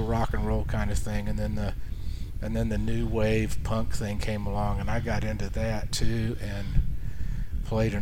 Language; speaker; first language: English; native; English